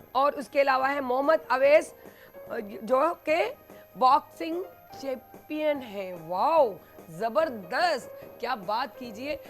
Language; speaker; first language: Urdu; non-native, local second language; Sindhi